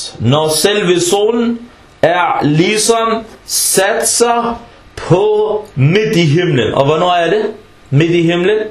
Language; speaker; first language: Danish; early bilingual, other home language; Arabic